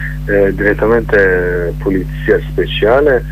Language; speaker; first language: Italian; non-native, learner; Kurdish